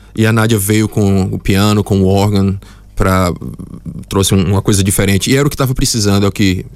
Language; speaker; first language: Portuguese; native; Portuguese